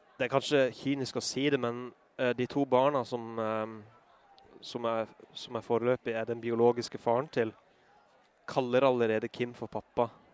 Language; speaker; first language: Norwegian; native; Norwegian